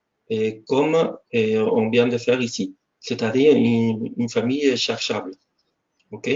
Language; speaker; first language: French; non-native, fluent; Spanish